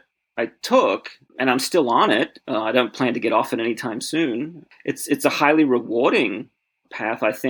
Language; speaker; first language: English; native; English